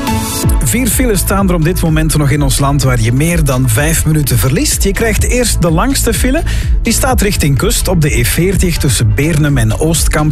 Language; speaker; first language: Dutch; native; Dutch